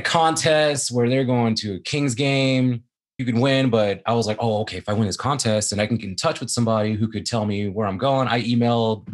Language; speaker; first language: English; native; English